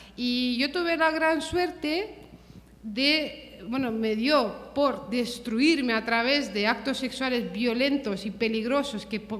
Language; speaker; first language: Spanish; early bilingual, other home language; Romanian